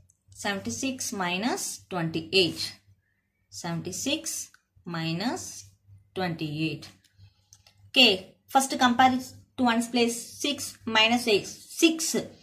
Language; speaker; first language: English; non-native, local second language; Tamil